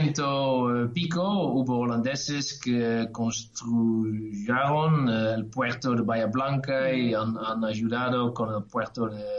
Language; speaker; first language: Spanish; non-native, learner; Dutch